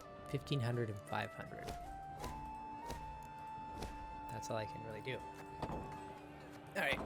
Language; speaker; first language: English; native; English